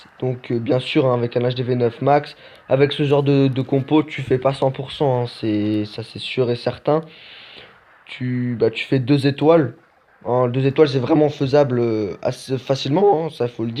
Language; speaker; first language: French; native; French